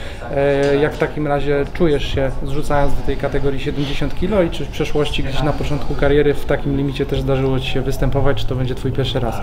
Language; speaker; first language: Polish; native; Polish